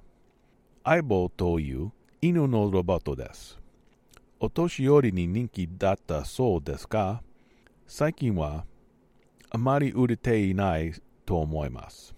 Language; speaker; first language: Japanese; non-native, learner; English